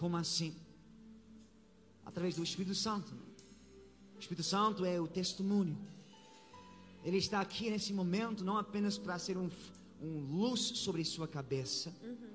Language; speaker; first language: Portuguese; non-native, fluent; English